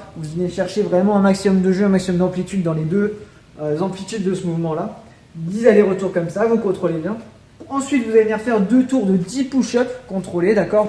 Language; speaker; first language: French; native; French